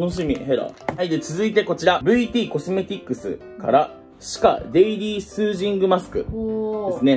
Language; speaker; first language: Japanese; native; Japanese